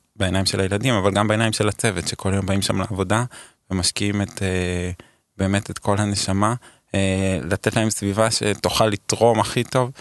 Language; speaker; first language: Hebrew; early bilingual, other home language; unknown